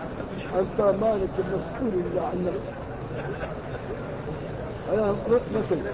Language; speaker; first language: Arabic; native; Arabic